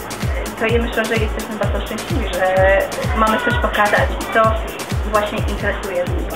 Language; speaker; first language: Polish; early bilingual, heritage; Polish